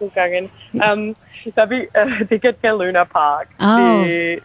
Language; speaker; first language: Indonesian; non-native, fluent; English